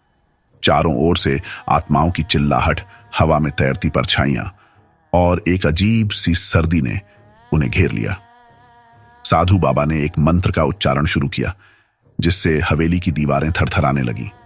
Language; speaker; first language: Hindi; native; Hindi